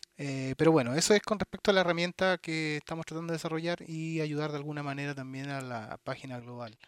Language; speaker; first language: Spanish; native; Spanish